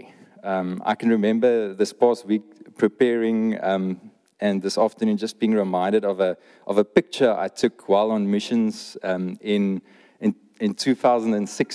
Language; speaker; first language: English; non-native, local second language; Afrikaans